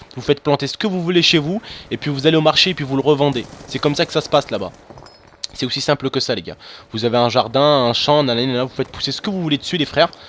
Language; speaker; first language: French; non-native, local second language; Arabic